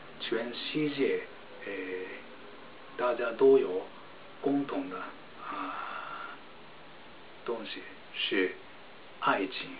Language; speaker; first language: Chinese; non-native, fluent; Japanese